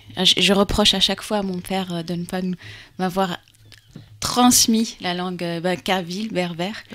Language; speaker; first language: French; early bilingual, heritage; French